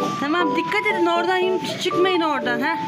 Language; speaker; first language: Turkish; native; Turkish